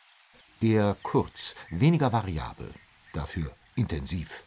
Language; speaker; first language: German; native; German